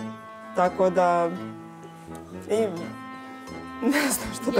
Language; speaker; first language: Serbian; non-native, learner; Russian